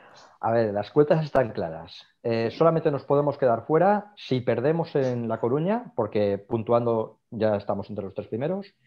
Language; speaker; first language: Spanish; native; Spanish